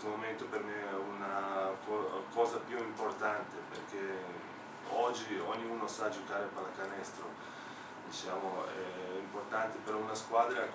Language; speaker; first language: Italian; non-native, fluent; Slovenian